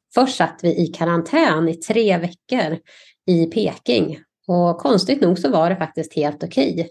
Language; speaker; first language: Swedish; native; Swedish